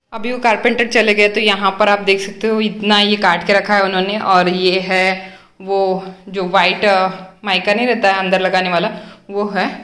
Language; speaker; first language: Hindi; non-native, local second language; Marathi